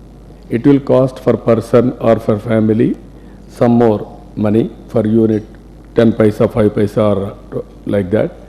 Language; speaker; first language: English; non-native, local second language; Telugu